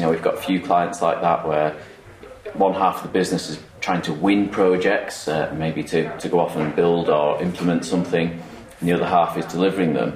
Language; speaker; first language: English; native; English